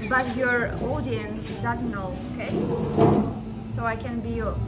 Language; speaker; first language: English; non-native, learner; Russian